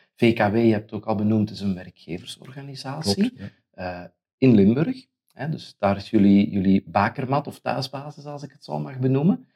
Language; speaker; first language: Dutch; native; Dutch